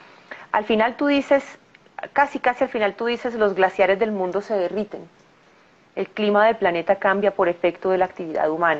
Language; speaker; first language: Spanish; native; Spanish